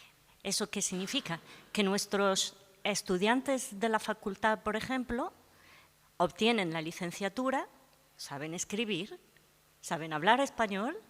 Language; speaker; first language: Spanish; non-native, fluent; Arabic